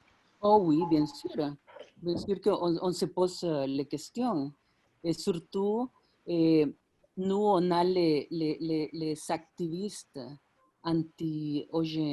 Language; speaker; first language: French; non-native, fluent; Spanish